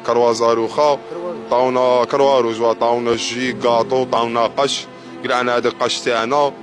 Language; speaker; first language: Arabic; native; Arabic